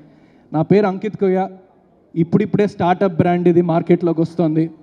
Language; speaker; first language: Telugu; native; Telugu